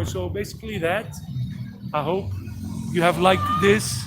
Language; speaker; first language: English; native; English